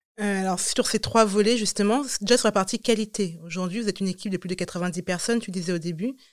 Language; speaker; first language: French; native; French